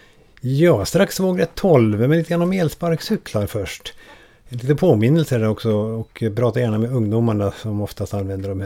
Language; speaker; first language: Swedish; native; Swedish